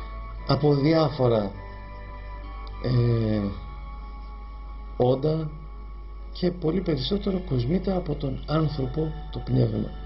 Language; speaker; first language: Greek; native; Greek